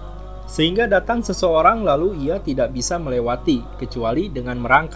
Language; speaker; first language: Indonesian; native; Indonesian